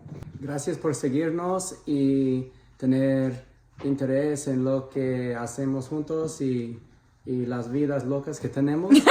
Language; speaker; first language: Spanish; non-native, fluent; English